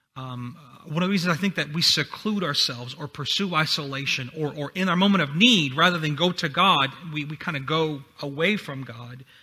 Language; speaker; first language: English; non-native, fluent; Spanish